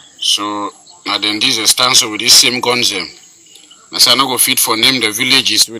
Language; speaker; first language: Nigerian Pidgin; native; Nigerian Pidgin